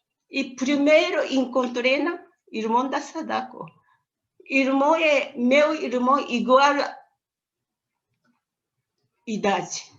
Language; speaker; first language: Portuguese; non-native, learner; Japanese